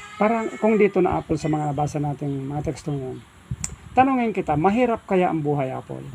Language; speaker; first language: Filipino; non-native, local second language; Iloko